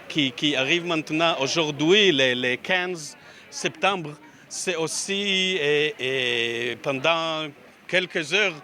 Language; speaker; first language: French; non-native, learner; Hebrew